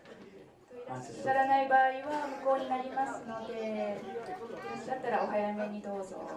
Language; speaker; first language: Japanese; native; Japanese